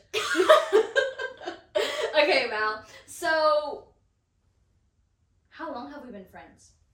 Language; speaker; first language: English; non-native, fluent; Spanish